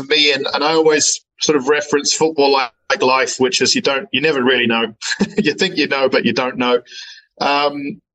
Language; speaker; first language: English; native; English